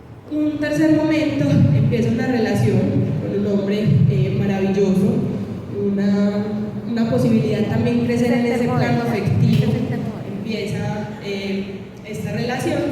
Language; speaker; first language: Spanish; native; Spanish